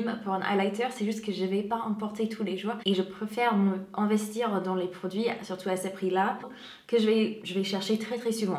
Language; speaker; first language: French; non-native, fluent; English